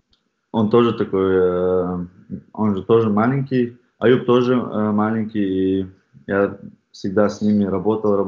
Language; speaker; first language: Russian; non-native, fluent; Chechen